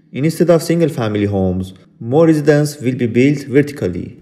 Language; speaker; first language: English; non-native, fluent; Persian